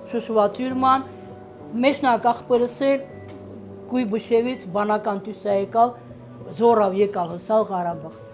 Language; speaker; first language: Armenian; native; Armenian